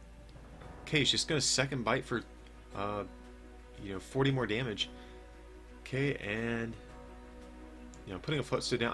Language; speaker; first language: English; native; English